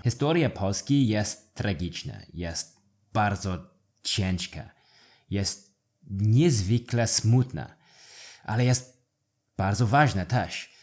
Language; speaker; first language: Polish; non-native, learner; English